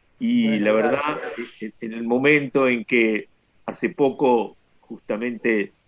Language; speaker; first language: Spanish; non-native, fluent; Russian